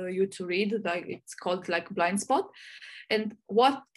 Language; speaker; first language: English; non-native, fluent; Romanian